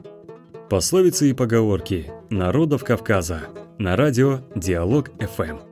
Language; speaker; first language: Russian; native; Russian